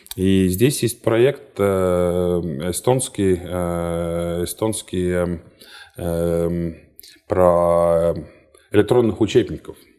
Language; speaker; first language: Russian; non-native, fluent; Estonian